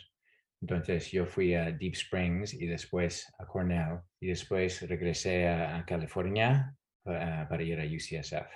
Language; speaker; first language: Spanish; non-native, fluent; English